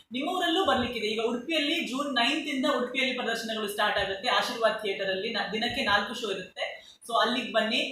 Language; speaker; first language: Kannada; non-native, local second language; Konkani